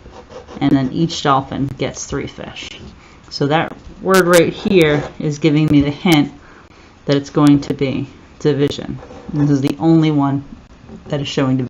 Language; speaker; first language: English; native; English